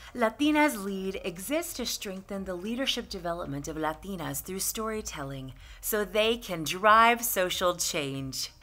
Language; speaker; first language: English; native; English